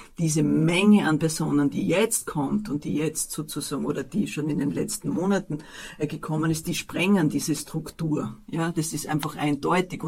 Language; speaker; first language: German; native; German